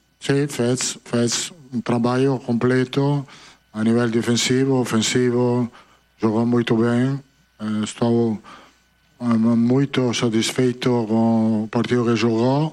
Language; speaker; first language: Portuguese; non-native, fluent; Italian